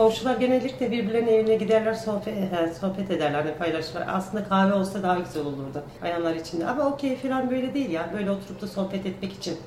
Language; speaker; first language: Turkish; non-native, learner; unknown